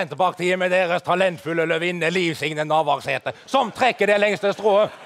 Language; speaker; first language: Norwegian; native; Norwegian